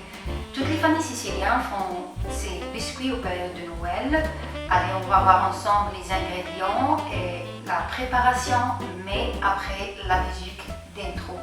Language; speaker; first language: French; non-native, fluent; Italian